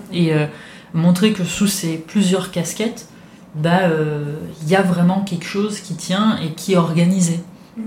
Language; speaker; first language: French; non-native, fluent; Italian